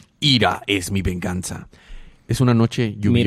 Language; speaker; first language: Spanish; native; Spanish